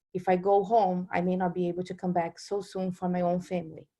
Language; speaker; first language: English; non-native, fluent; Portuguese